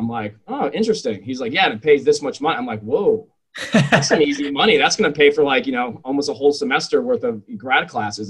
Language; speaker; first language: English; native; English